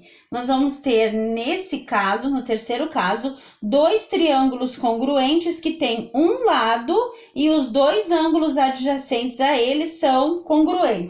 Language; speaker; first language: Portuguese; native; Portuguese